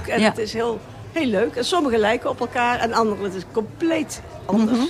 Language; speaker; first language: Dutch; native; Dutch